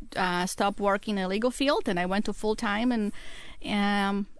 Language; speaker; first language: English; non-native, fluent; Polish